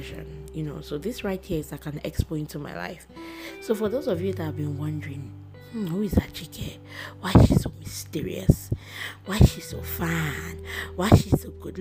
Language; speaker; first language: English; non-native, local second language; Yoruba